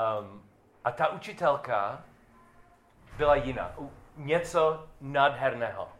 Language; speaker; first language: Czech; non-native, learner; English